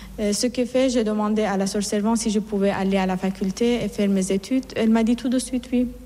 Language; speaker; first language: French; non-native, fluent; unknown